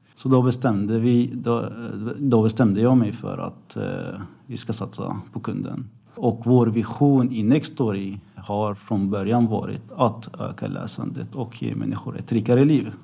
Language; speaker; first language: Swedish; early bilingual, other home language; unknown